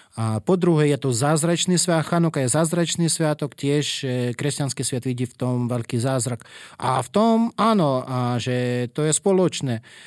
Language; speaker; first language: Slovak; non-native, fluent; Russian